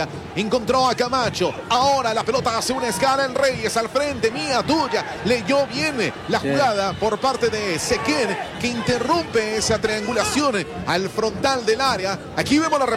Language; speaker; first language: Spanish; native; Spanish